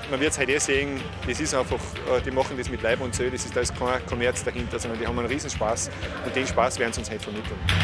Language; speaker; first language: German; native; German